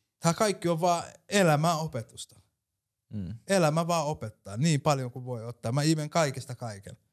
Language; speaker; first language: Finnish; early bilingual, other home language; Somali